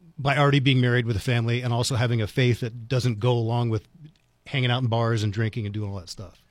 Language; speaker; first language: English; native; English